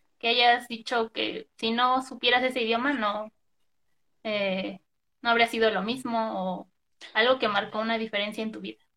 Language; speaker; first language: Spanish; native; Spanish